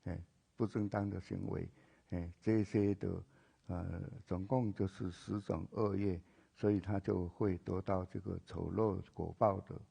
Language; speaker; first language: Chinese; native; Chinese